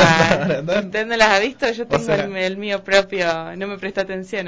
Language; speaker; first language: Spanish; native; Spanish